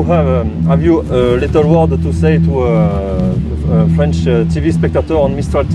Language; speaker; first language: English; non-native, learner; French